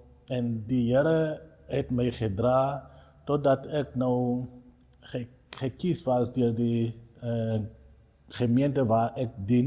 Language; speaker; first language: Afrikaans; non-native, local second language; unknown